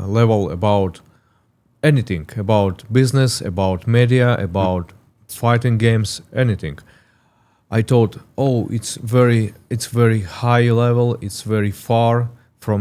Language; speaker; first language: English; non-native, learner; Russian